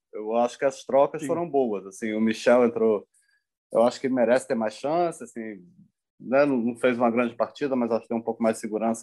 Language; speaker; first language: Portuguese; native; Portuguese